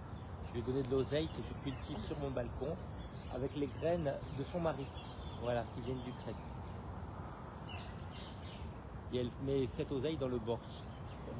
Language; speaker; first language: French; native; French